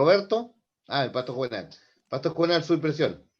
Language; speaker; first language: Spanish; native; Spanish